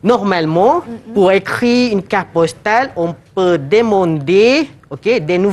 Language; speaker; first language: French; non-native, fluent; Malay